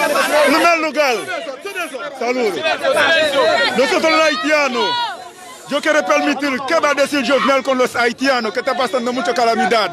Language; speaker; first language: Spanish; non-native, learner; Haitian Creole